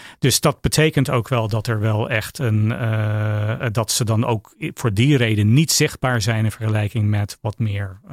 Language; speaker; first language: Dutch; non-native, fluent; English